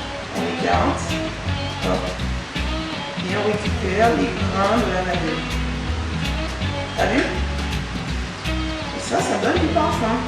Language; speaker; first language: French; native; French